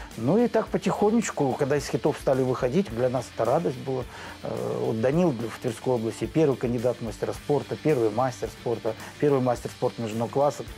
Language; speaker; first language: Russian; native; Russian